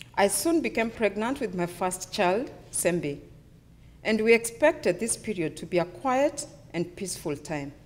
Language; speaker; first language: English; non-native, local second language; Luyia